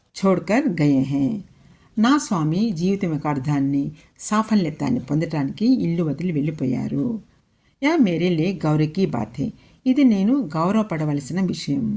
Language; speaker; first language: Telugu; non-native, local second language; Urdu